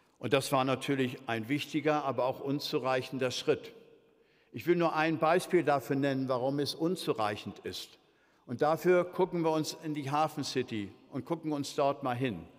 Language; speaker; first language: German; native; German